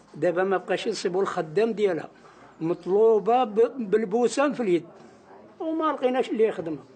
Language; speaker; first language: Arabic; native; Arabic